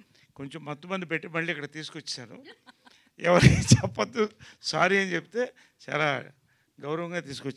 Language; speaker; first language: Telugu; native; Telugu